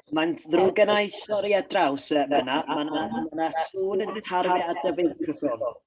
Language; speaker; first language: Welsh; non-native, local second language; English